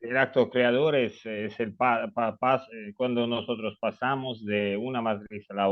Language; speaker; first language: Spanish; non-native, learner; Russian